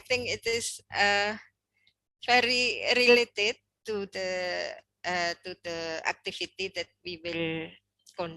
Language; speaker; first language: English; non-native, learner; Indonesian